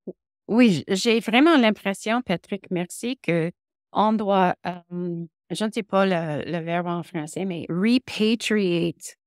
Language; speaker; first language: French; non-native, local second language; English